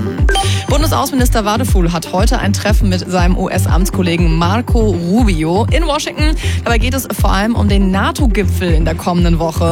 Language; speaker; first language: German; native; German